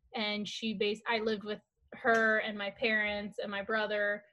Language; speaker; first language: English; early bilingual, other home language; Korean